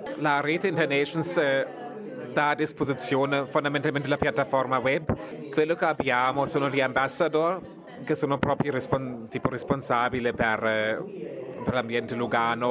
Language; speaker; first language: Italian; non-native, fluent; German